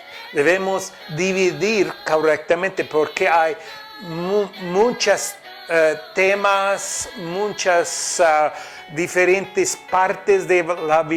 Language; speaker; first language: Spanish; non-native, fluent; English